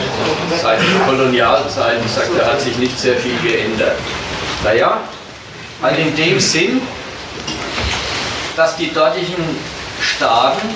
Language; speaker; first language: German; native; German